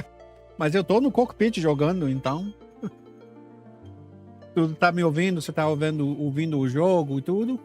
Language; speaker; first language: Portuguese; non-native, fluent; English